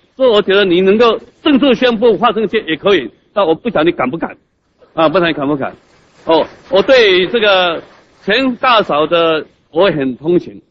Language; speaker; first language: Chinese; native; Chinese